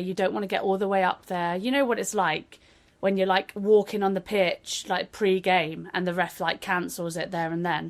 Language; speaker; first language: English; native; English